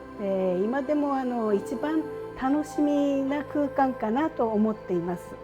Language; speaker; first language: Japanese; native; Japanese